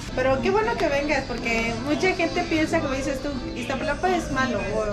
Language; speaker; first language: Spanish; native; Spanish